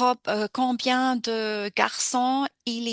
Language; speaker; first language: French; non-native, fluent; English